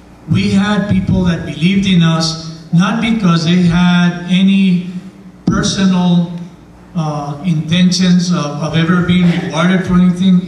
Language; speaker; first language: English; native; English